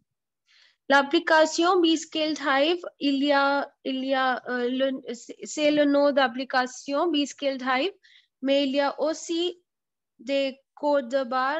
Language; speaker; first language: French; non-native, fluent; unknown